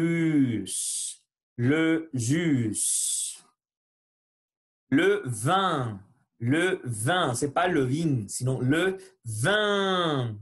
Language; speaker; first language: French; non-native, learner; Spanish